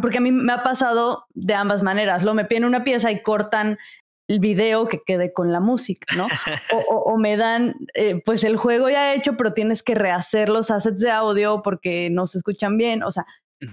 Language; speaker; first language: Spanish; native; Spanish